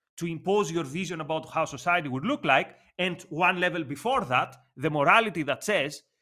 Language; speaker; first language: English; non-native, fluent; Greek